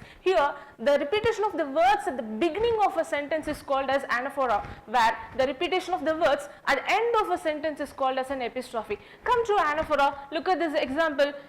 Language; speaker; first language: English; non-native, local second language; Tamil